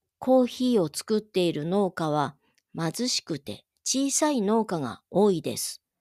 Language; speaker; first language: Japanese; native; Japanese